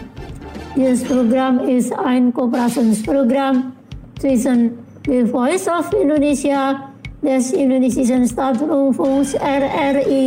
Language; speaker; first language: German; non-native, fluent; Indonesian